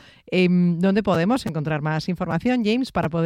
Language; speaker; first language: Spanish; native; Spanish